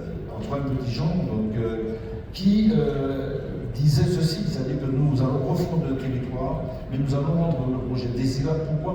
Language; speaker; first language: French; native; French